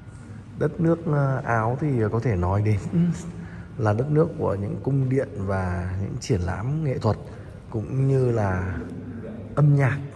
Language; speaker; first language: Vietnamese; native; Vietnamese